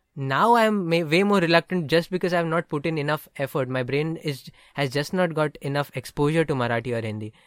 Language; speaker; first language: English; non-native, local second language; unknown